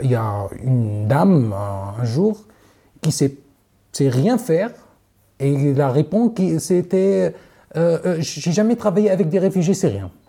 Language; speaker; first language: French; non-native, learner; Arabic